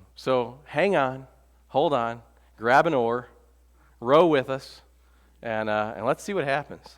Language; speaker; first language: English; native; English